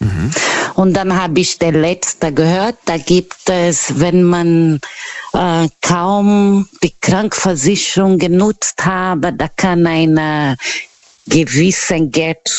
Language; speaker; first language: German; non-native, fluent; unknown